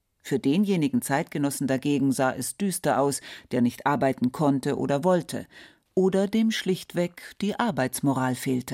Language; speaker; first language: German; native; German